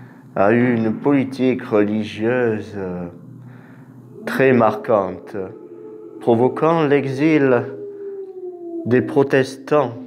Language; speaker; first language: French; native; French